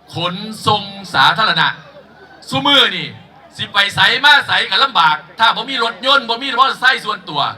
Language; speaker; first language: Thai; native; Thai